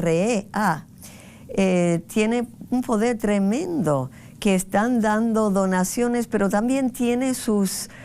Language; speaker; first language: Spanish; non-native, fluent; English